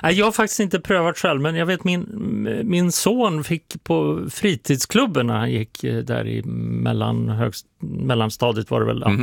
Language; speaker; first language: Swedish; native; Swedish